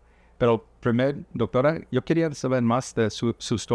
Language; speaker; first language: Spanish; early bilingual, heritage; English